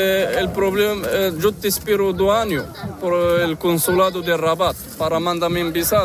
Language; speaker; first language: Spanish; non-native, learner; Arabic